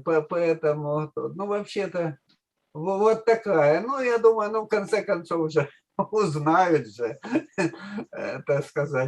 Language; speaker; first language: Russian; native; Russian